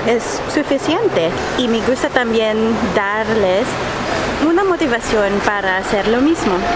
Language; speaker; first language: Spanish; non-native, fluent; Filipino